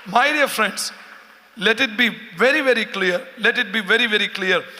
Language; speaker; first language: English; non-native, local second language; Malayalam